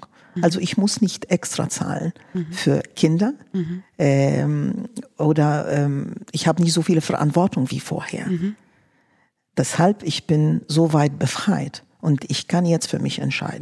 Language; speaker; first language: German; non-native, fluent; Arabic